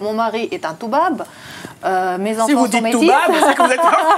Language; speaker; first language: French; native; French